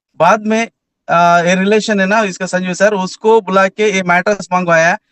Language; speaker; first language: Hindi; non-native, local second language; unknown